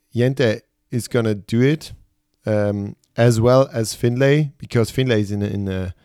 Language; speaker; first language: English; non-native, fluent; Swiss German